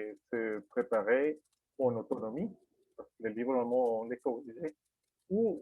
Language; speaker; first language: French; non-native, fluent; Spanish